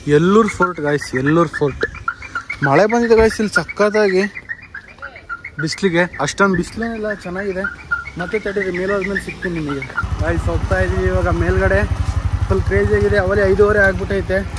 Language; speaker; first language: Kannada; native; Kannada